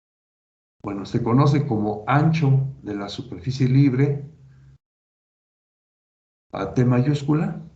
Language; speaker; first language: Spanish; native; Spanish